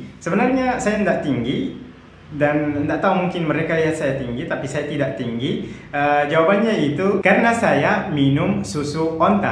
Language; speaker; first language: Indonesian; non-native, fluent; Arabic